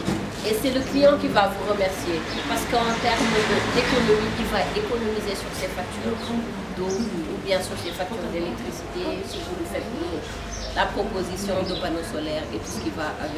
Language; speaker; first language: French; non-native, local second language; Wolof